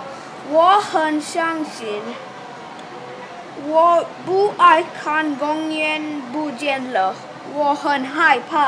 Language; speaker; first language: Chinese; non-native, learner; English